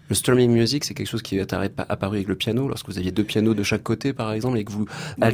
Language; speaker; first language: French; native; French